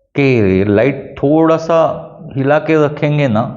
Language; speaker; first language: Hindi; non-native, local second language; Marathi